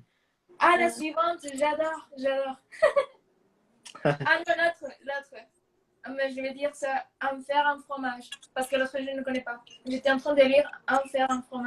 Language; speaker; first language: French; non-native, fluent; Spanish